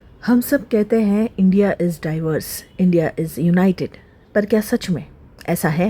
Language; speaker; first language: Hindi; native; Hindi